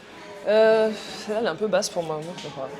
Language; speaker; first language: French; native; French